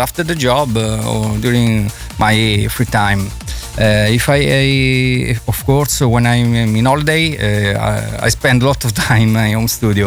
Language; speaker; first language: English; non-native, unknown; Italian